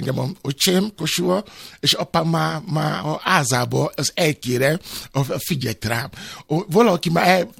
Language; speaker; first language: Hungarian; non-native, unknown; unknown